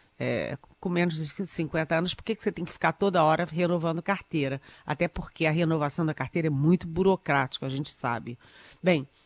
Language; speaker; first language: Portuguese; native; Portuguese